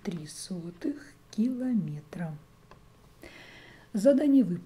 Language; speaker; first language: Russian; native; Russian